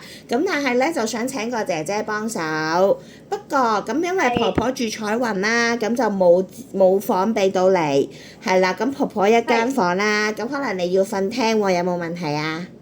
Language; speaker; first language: Cantonese; native; Cantonese